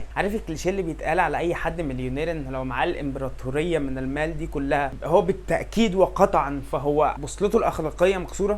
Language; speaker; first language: Arabic; native; Arabic